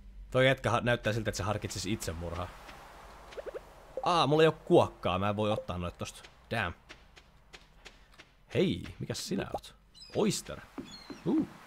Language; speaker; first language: Finnish; native; Finnish